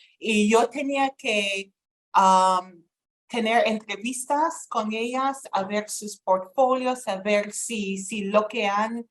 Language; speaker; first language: Spanish; non-native, fluent; English